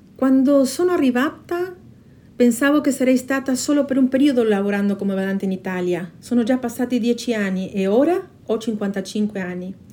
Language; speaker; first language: Italian; non-native, fluent; Spanish